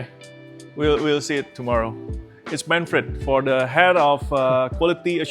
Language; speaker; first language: English; non-native, fluent; Indonesian